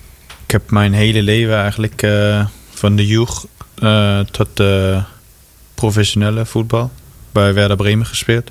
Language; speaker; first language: Dutch; non-native, fluent; German